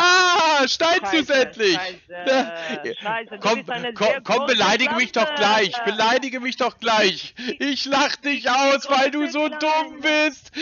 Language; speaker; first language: German; native; German